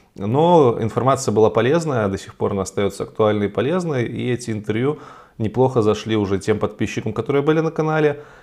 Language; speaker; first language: Russian; native; Russian